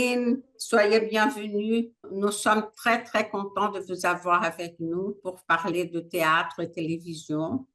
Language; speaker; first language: French; non-native, fluent; Portuguese